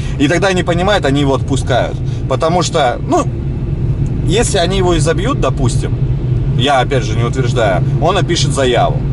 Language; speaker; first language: Russian; native; Russian